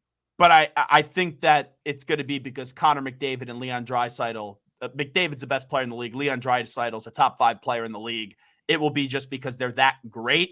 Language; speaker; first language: English; native; English